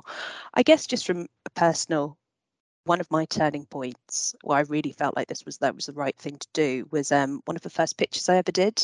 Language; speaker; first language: English; native; English